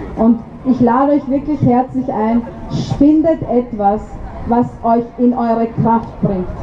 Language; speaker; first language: German; early bilingual, other home language; Arabic